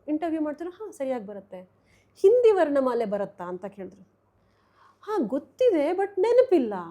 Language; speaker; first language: Kannada; native; Kannada